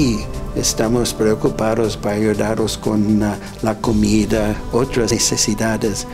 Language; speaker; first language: Spanish; non-native, fluent; English